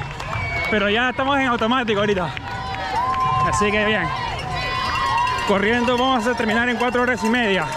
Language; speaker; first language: Spanish; native; Spanish